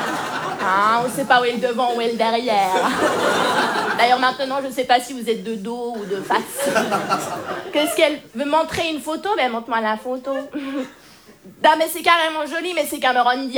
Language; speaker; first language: French; native; French